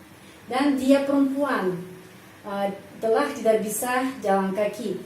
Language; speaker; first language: Indonesian; non-native, fluent; Russian